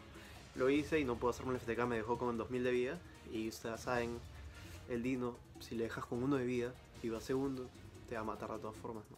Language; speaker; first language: Spanish; native; Spanish